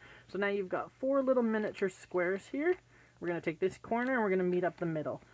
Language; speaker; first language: English; native; English